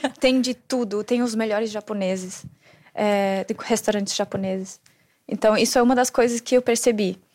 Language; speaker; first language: Portuguese; non-native, fluent; German